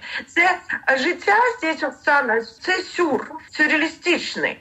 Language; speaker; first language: Ukrainian; non-native, learner; Russian